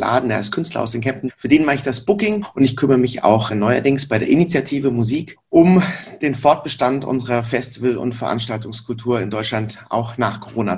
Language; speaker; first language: German; native; German